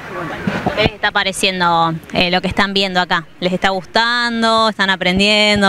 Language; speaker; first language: Spanish; native; Spanish